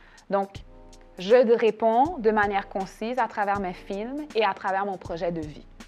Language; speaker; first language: French; native; French